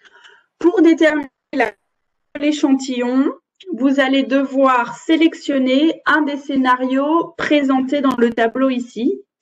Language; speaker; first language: French; native; French